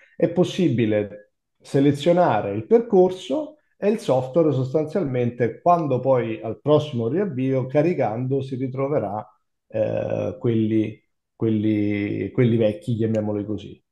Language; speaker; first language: Italian; native; Italian